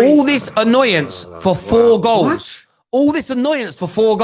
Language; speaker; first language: English; native; English